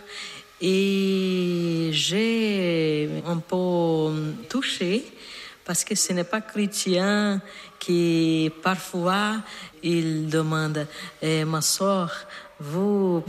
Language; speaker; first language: French; non-native, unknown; Portuguese